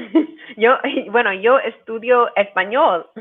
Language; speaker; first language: Spanish; non-native, fluent; English